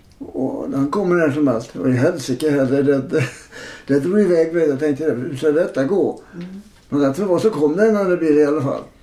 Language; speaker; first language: Swedish; native; Swedish